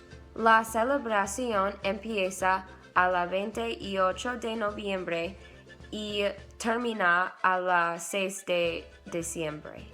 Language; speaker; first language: Spanish; non-native, learner; English